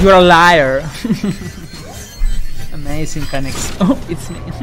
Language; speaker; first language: English; non-native, learner; Spanish